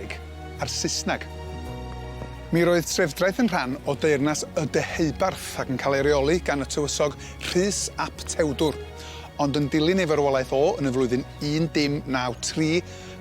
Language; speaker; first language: Welsh; native; Welsh